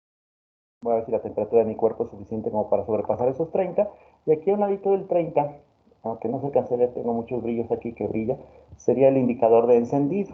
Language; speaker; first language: Spanish; native; Spanish